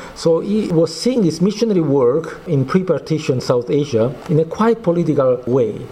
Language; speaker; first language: English; non-native, fluent; Italian